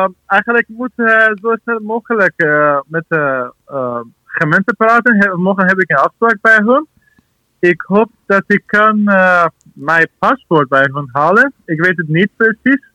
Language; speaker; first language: Dutch; non-native, learner; Persian